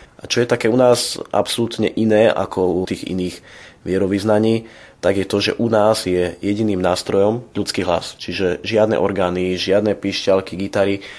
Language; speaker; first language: Slovak; non-native, local second language; Rusyn